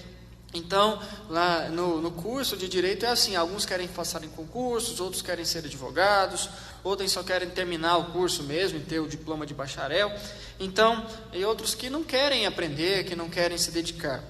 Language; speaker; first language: Portuguese; native; Portuguese